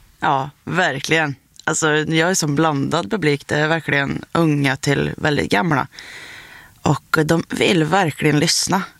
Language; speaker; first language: Swedish; native; Swedish